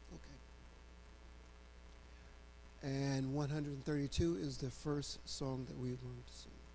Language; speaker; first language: English; native; English